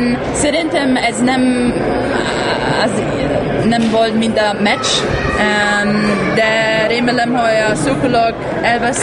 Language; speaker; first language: Hungarian; non-native, learner; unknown